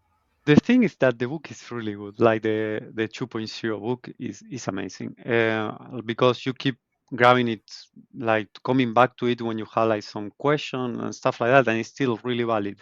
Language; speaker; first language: English; non-native, fluent; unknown